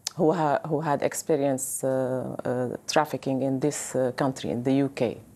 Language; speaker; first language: English; non-native, fluent; Arabic